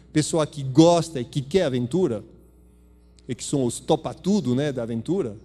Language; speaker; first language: Portuguese; non-native, fluent; French